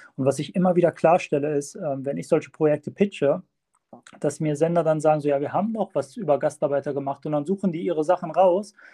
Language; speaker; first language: German; early bilingual, other home language; Turkish